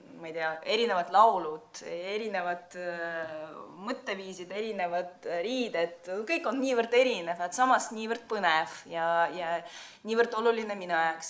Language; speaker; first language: Estonian; non-native, local second language; Russian